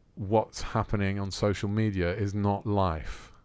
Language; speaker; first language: English; early bilingual, other home language; Italian